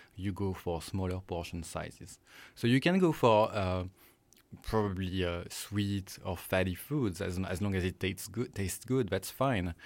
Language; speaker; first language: English; non-native, fluent; French